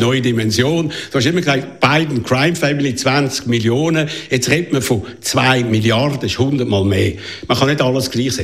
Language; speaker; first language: German; native; German